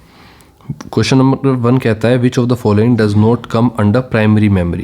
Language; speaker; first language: Hindi; native; Hindi